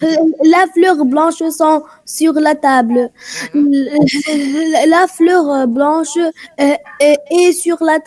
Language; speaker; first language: French; non-native, learner; Arabic